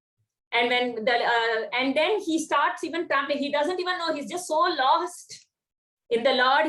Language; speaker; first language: English; non-native, local second language; Kannada